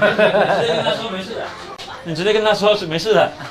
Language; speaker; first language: Chinese; native; Chinese